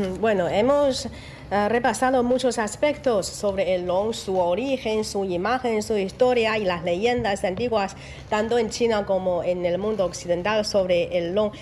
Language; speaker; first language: Spanish; non-native, fluent; Chinese